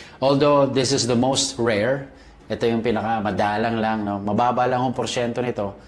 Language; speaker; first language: Filipino; native; Filipino